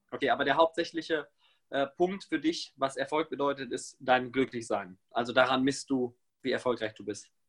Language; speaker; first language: German; native; German